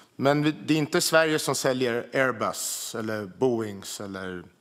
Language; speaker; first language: Swedish; early bilingual, other home language; Armenian